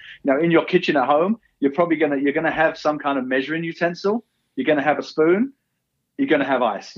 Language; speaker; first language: English; native; English